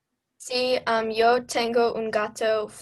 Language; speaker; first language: Spanish; non-native, learner; English